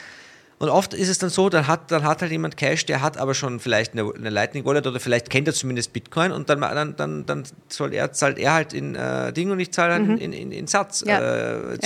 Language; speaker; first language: German; native; German